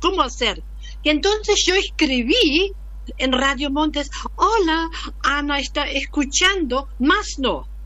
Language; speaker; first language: Spanish; non-native, learner; German